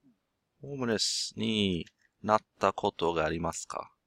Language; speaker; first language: Japanese; non-native, learner; English